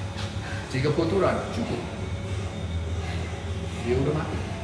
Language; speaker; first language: Indonesian; non-native, fluent; English